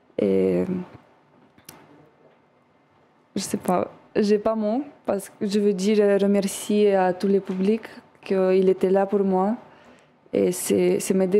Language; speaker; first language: French; non-native, learner; Russian